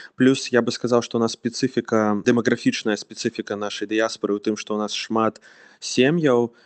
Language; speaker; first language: Belarusian; non-native, local second language; Russian